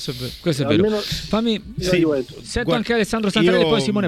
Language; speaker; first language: Italian; native; Italian